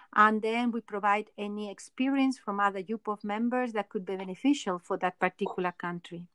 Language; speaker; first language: English; non-native, fluent; Spanish